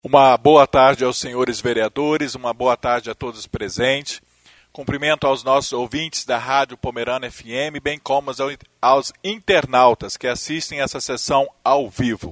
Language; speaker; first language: Portuguese; native; Portuguese